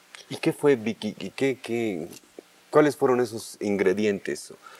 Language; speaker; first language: Spanish; native; Spanish